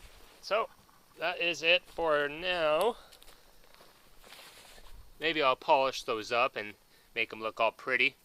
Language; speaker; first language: English; native; English